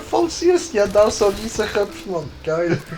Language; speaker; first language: German; native; German